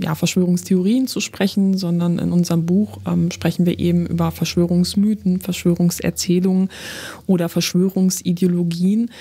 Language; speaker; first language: German; non-native, fluent; Polish